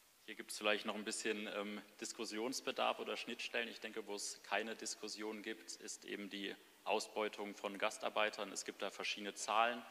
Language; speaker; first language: German; native; German